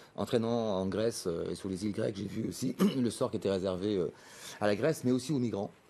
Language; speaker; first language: French; native; French